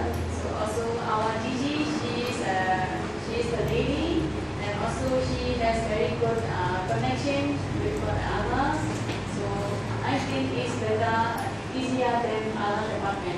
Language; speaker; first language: English; non-native, learner; Burmese